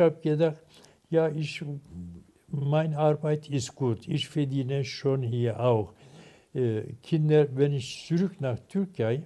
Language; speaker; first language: German; non-native, learner; Turkish